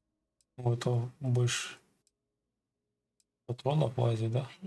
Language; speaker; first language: Russian; native; Russian